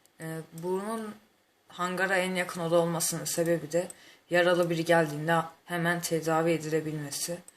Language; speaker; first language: Turkish; native; Turkish